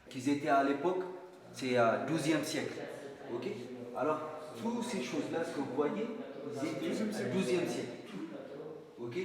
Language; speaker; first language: French; non-native, fluent; Amharic